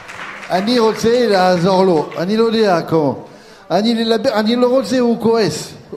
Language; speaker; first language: Hebrew; non-native, learner; French